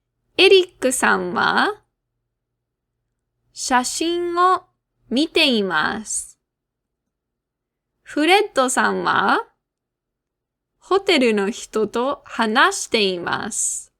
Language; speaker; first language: Japanese; non-native, fluent; English